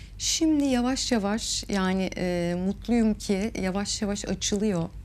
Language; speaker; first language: Turkish; native; Turkish